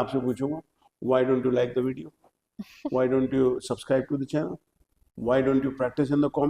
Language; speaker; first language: English; non-native, local second language; Hindi